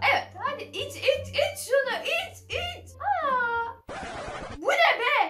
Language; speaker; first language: Turkish; native; Turkish